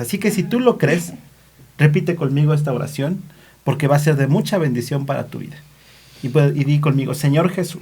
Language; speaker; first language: Spanish; native; Spanish